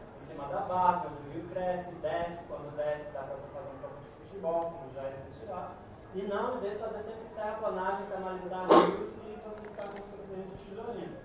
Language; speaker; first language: Portuguese; non-native, fluent; Italian